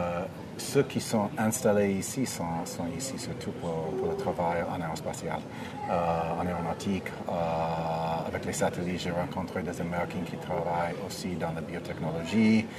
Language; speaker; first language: French; non-native, fluent; English